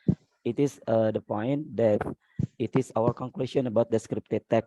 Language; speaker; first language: English; non-native, learner; Indonesian